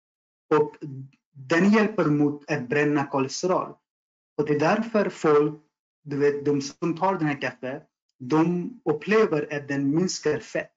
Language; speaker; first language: Swedish; non-native, fluent; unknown